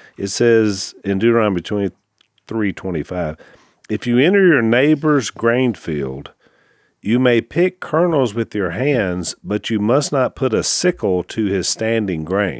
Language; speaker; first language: English; native; English